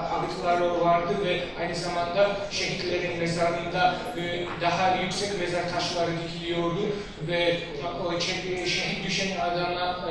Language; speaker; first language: Turkish; non-native, fluent; Georgian